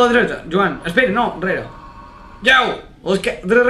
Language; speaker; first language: Catalan; native; Catalan